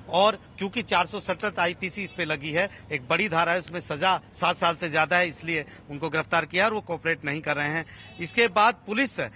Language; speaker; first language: Hindi; native; Hindi